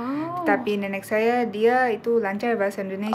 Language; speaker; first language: Indonesian; non-native, local second language; Korean